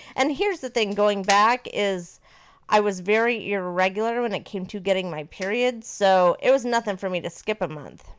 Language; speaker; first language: English; native; English